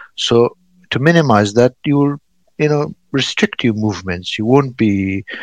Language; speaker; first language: English; non-native, fluent; Pashto